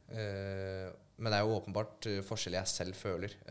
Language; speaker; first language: Norwegian; early bilingual, other home language; Polish